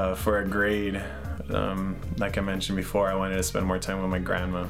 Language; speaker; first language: English; early bilingual, other home language; Spanish